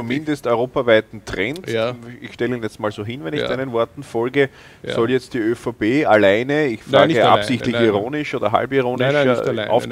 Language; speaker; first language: German; native; German